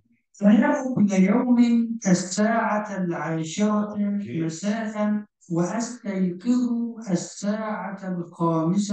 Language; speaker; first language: Arabic; non-native, learner; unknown